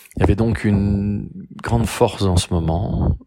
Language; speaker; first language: French; native; French